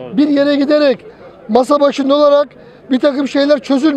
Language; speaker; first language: Turkish; native; Turkish